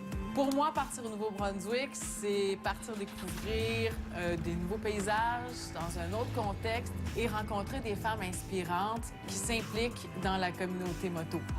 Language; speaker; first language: French; native; French